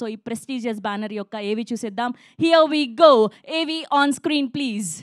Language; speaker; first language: Telugu; native; Telugu